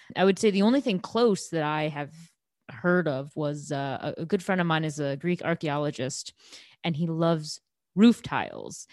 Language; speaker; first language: English; native; English